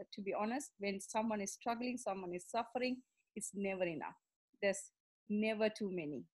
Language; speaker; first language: English; non-native, local second language; Tamil